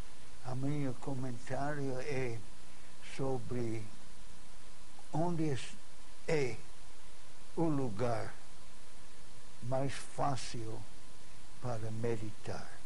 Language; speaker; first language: Portuguese; non-native, fluent; English